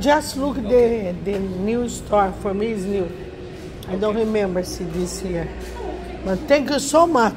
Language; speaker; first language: English; non-native, learner; Portuguese